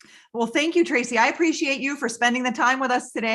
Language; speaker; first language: English; native; English